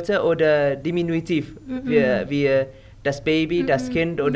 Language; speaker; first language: German; non-native, learner; Indonesian